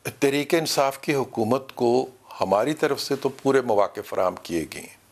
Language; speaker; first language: Urdu; non-native, local second language; Punjabi